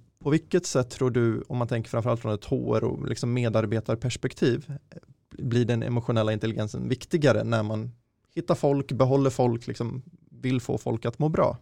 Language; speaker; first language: Swedish; native; Swedish